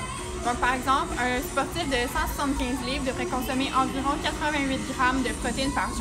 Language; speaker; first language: French; native; French